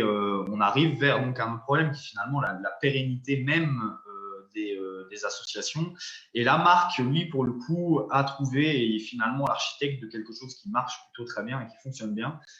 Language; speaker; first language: French; native; French